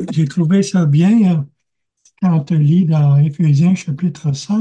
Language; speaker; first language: French; native; French